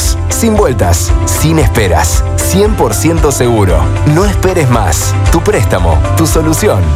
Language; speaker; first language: Spanish; native; Spanish